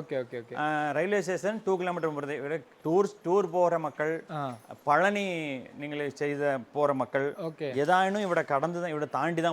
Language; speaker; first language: Malayalam; non-native, local second language; Tamil